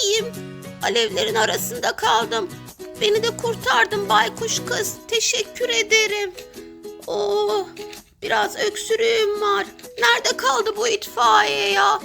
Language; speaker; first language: Turkish; native; Turkish